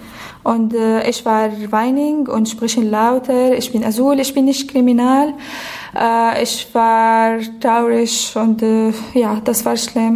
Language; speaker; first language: German; non-native, learner; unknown